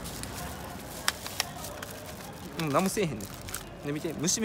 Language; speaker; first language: Japanese; native; Japanese